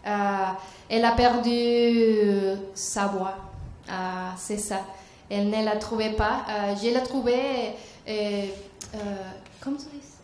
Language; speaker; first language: French; non-native, learner; Spanish